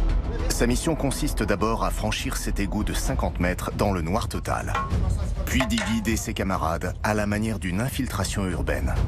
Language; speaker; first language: French; native; French